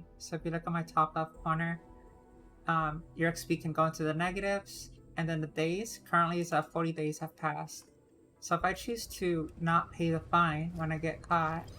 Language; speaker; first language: English; native; English